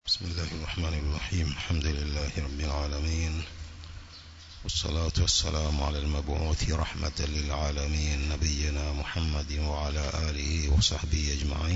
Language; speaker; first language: Arabic; non-native, fluent; Swahili